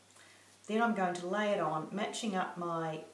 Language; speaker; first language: English; native; English